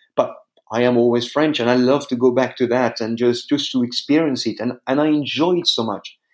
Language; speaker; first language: English; non-native, fluent; French